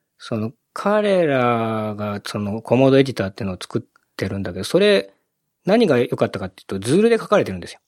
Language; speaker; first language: Japanese; native; Japanese